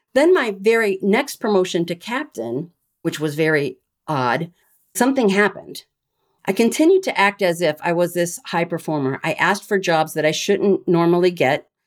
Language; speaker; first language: English; native; English